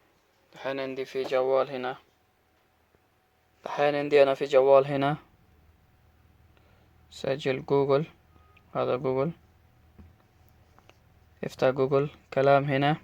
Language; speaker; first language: Arabic; non-native, learner; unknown